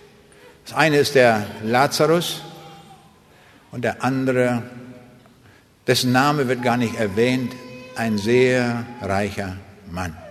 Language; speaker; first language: German; native; German